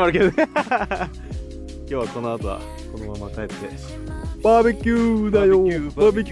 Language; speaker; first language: Japanese; native; Japanese